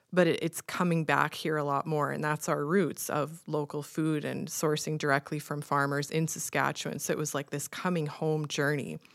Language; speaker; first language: English; native; English